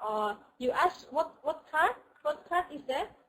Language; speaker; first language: English; non-native, fluent; Indonesian